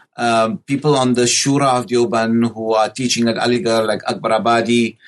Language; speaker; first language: English; native; English